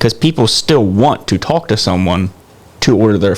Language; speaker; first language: English; native; English